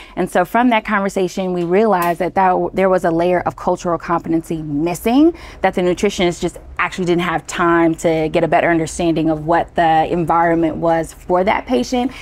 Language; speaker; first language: English; native; English